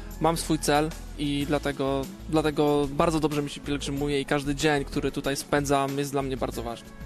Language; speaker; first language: Polish; native; Polish